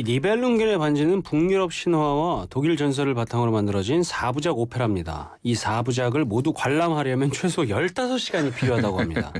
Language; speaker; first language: Korean; native; Korean